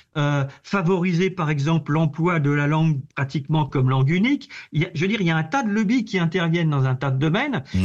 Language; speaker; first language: French; native; French